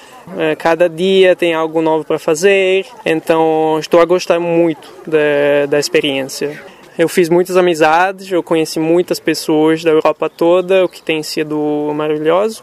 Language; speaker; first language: Portuguese; non-native, fluent; Italian